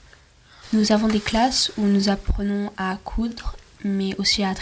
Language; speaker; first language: French; non-native, learner; Swedish